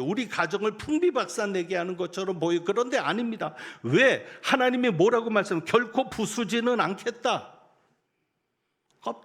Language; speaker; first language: Korean; native; Korean